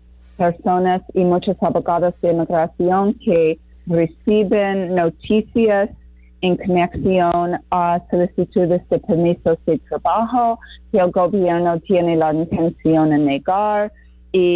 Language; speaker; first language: Spanish; non-native, fluent; English